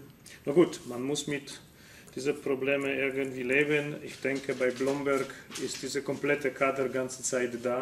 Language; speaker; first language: German; non-native, fluent; Polish